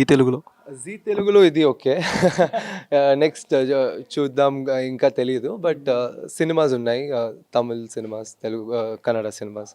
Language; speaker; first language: Telugu; non-native, fluent; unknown